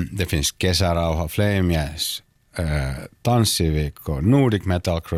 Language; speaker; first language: Swedish; non-native, local second language; Finnish